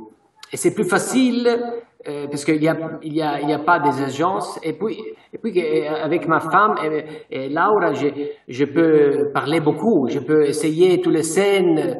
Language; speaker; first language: French; non-native, fluent; Italian